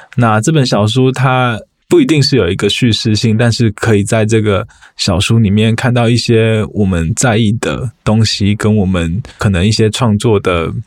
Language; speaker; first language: Chinese; native; Chinese